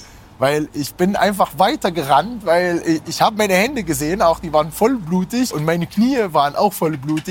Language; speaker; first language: German; non-native, fluent; Arabic